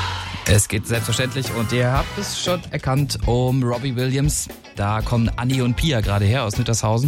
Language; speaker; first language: German; native; German